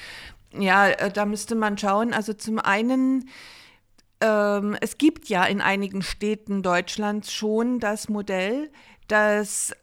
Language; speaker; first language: German; native; German